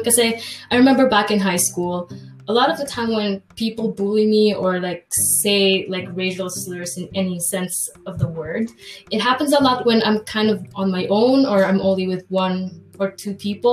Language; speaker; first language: English; non-native, local second language; Filipino